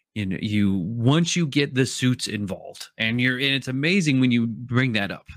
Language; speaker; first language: English; native; English